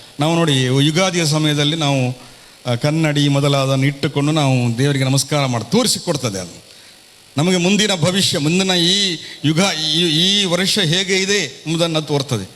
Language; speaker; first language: Kannada; non-native, local second language; Tulu